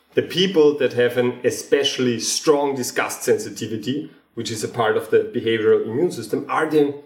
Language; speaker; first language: English; non-native, fluent; German